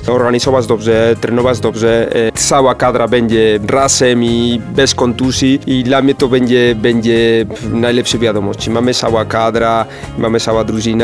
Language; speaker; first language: Polish; non-native, fluent; Spanish